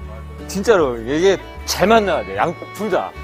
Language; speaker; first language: Korean; native; Korean